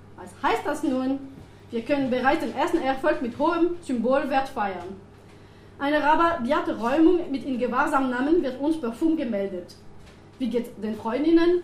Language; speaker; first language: German; non-native, fluent; French